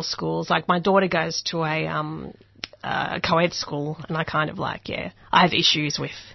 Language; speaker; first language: English; non-native, local second language; Hungarian